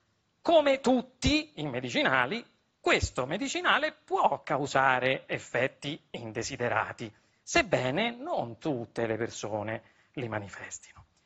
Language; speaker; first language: Italian; native; Italian